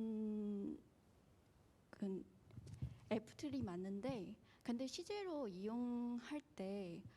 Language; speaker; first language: Korean; non-native, fluent; Chinese